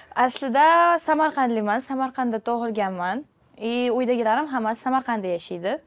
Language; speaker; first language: Uzbek; non-native, local second language; Russian